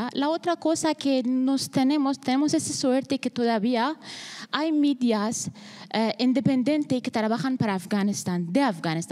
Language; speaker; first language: Spanish; non-native, learner; Persian